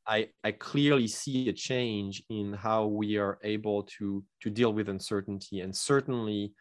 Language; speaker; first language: English; non-native, fluent; French